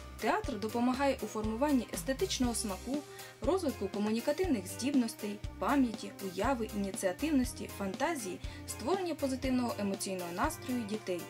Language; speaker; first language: Ukrainian; native; Ukrainian